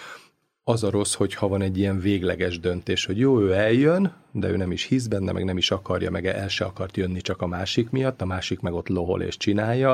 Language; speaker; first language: Hungarian; native; Hungarian